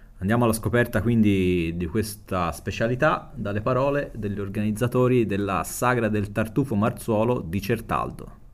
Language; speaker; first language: Italian; native; Italian